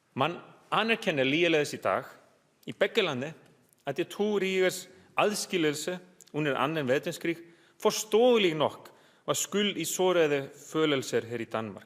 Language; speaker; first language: Danish; non-native, fluent; Icelandic